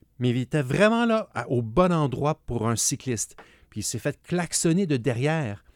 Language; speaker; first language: French; native; French